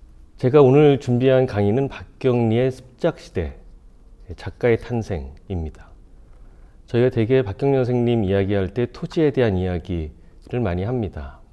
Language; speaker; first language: Korean; native; Korean